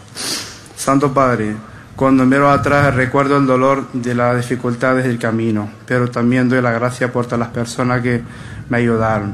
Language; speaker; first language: Spanish; non-native, fluent; Arabic